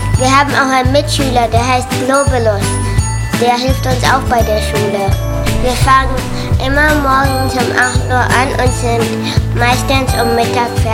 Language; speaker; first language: German; early bilingual, heritage; German